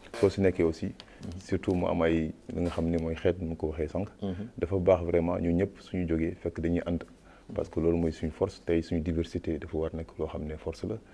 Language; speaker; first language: Wolof; non-native, local second language; Fula